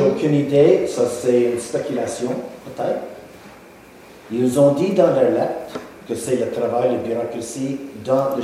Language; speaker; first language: French; non-native, local second language; English